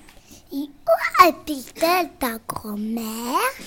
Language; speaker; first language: French; non-native, learner; Spanish